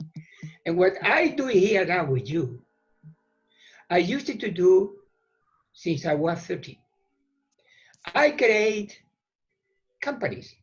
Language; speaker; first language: English; non-native, fluent; Spanish